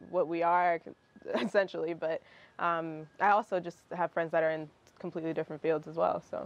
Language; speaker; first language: English; early bilingual, other home language; Russian